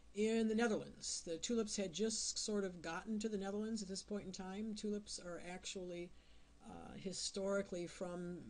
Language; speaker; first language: English; native; English